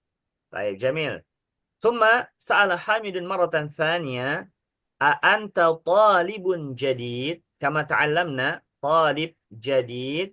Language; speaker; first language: Arabic; non-native, fluent; Indonesian